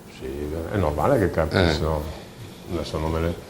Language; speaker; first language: Italian; native; Italian